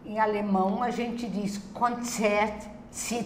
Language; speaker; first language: Portuguese; non-native, local second language; German